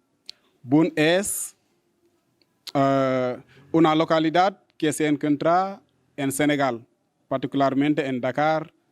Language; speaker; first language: Spanish; non-native, learner; Wolof